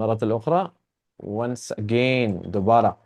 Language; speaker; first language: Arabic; non-native, fluent; Urdu